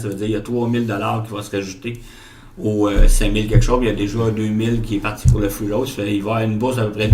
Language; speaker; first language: French; native; French